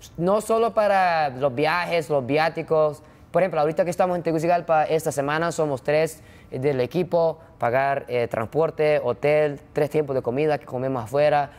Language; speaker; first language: Spanish; non-native, fluent; Japanese